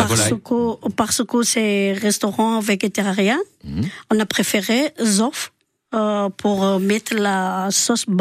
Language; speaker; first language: French; non-native, learner; Georgian